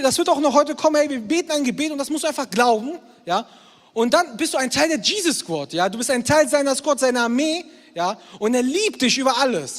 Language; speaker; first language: German; native; German